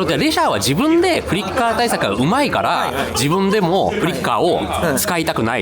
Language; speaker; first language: Japanese; native; Japanese